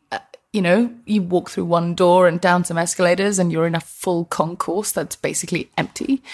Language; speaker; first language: English; non-native, fluent; Icelandic